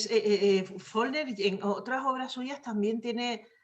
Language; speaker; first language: Spanish; native; Spanish